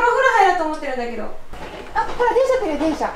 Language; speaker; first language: Japanese; native; Japanese